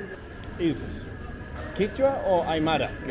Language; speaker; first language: Spanish; non-native, learner; Danish